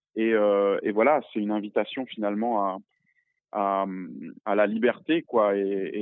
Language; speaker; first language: French; native; French